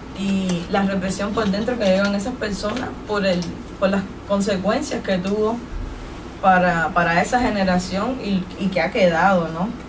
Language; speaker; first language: Spanish; native; Spanish